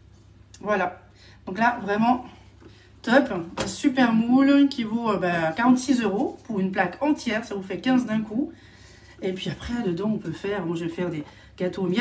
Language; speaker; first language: French; native; French